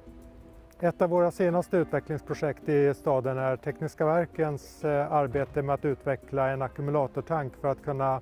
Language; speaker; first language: Swedish; native; Swedish